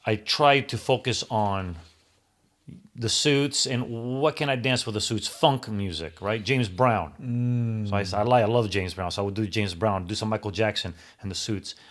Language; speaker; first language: English; early bilingual, other home language; Greek